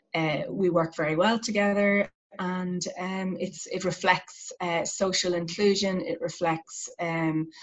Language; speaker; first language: English; native; English